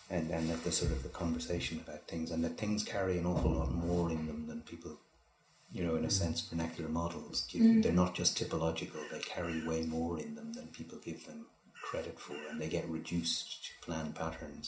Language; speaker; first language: English; native; English